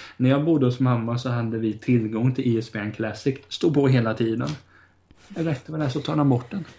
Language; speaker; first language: Swedish; native; Swedish